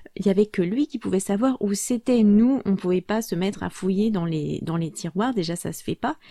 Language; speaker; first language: French; native; French